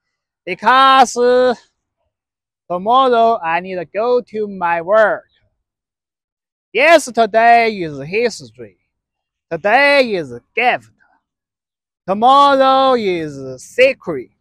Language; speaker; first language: English; non-native, learner; Chinese